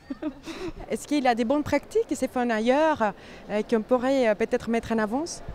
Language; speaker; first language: French; native; French